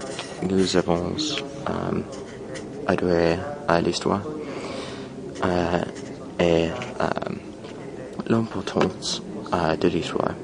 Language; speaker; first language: French; non-native, learner; English